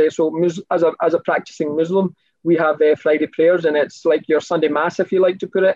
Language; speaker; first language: English; native; English